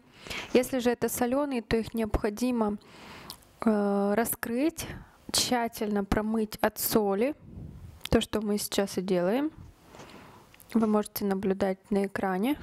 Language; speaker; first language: Russian; native; Russian